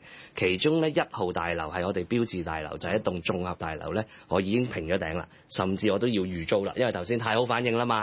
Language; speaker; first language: Cantonese; native; Cantonese